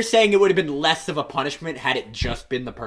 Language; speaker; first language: English; native; English